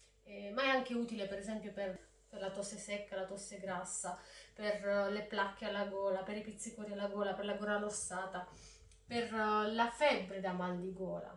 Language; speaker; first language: Italian; native; Italian